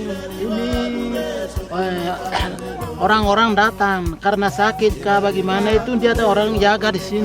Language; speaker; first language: Indonesian; non-native, local second language; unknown